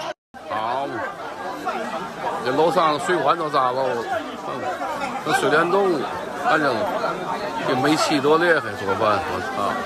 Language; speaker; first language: Chinese; native; Chinese